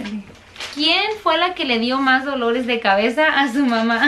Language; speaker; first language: Spanish; native; Spanish